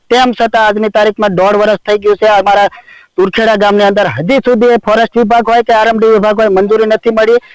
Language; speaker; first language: Gujarati; non-native, local second language; Bhili